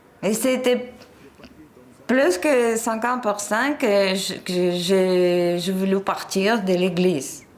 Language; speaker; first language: French; non-native, fluent; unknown